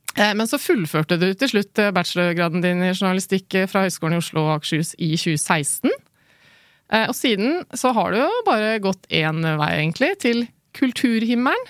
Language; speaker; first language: Norwegian; native; Norwegian